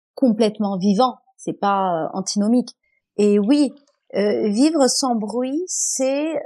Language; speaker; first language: French; non-native, local second language; Arabic